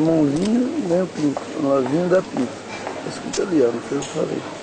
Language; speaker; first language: Portuguese; native; Portuguese